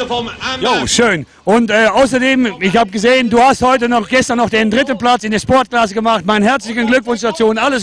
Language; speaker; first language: German; native; German